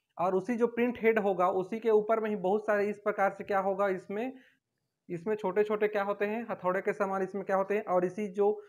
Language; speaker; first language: Hindi; native; Hindi